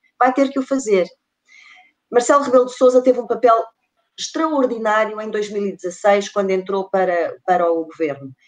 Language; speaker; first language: Portuguese; native; Portuguese